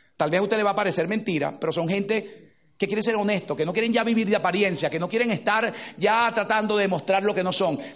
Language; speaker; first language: Spanish; native; Spanish